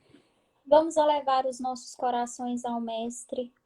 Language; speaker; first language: Portuguese; native; Portuguese